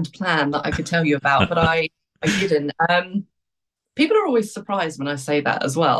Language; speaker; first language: English; native; English